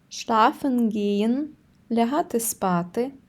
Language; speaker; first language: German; non-native, fluent; Ukrainian